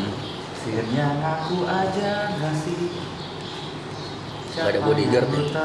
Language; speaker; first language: Indonesian; native; Indonesian